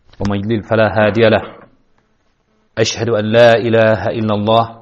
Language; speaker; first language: Arabic; non-native, fluent; Indonesian